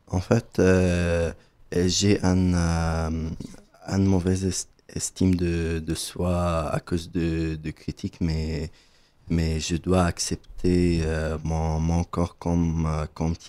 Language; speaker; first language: French; non-native, learner; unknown